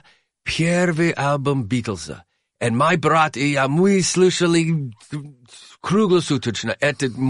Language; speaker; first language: Russian; non-native, learner; English